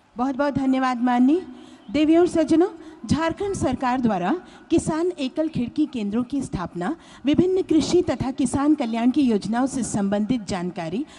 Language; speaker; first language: Hindi; native; Hindi